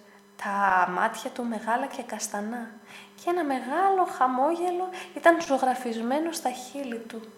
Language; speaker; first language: Greek; native; Greek